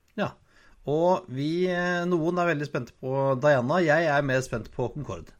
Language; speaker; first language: Norwegian; native; Norwegian